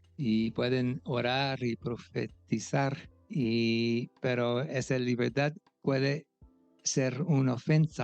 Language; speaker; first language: Spanish; non-native, fluent; English